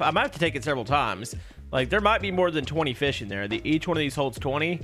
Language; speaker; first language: English; native; English